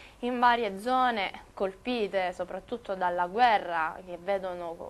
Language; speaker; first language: Italian; native; Italian